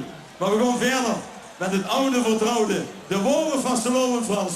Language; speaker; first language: Dutch; native; Dutch